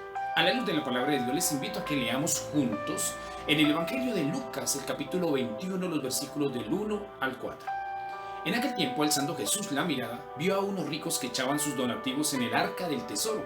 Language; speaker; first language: Spanish; native; Spanish